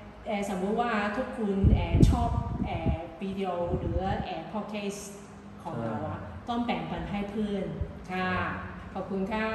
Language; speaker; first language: Thai; non-native, learner; Cantonese